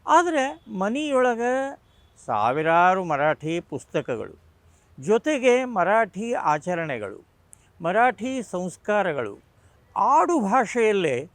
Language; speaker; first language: Kannada; non-native, local second language; Marathi